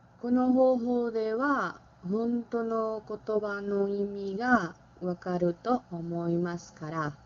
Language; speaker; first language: Japanese; non-native, learner; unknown